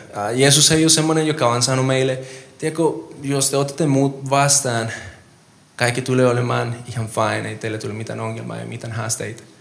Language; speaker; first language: Finnish; non-native, fluent; Spanish